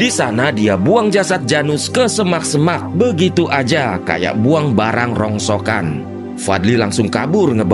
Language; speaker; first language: Indonesian; native; Indonesian